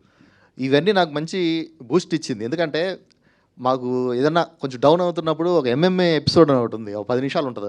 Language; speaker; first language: Telugu; native; Telugu